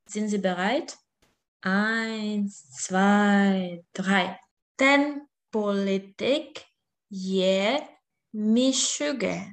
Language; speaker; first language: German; non-native, fluent; Czech